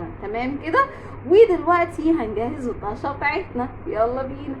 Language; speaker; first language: Arabic; native; Arabic